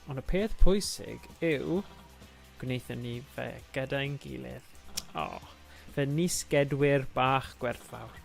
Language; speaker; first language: Welsh; non-native, local second language; English